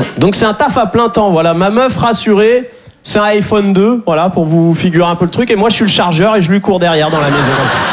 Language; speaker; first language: French; native; French